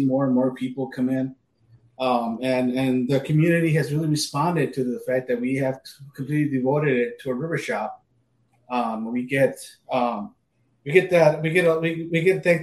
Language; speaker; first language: English; native; English